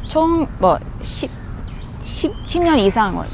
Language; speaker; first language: Korean; non-native, fluent; Thai